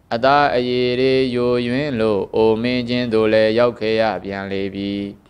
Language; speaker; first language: Burmese; native; Burmese